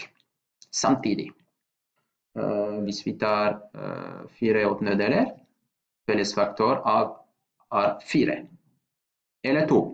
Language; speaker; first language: Norwegian; non-native, fluent; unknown